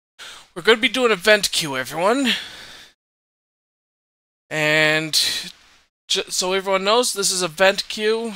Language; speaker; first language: English; native; English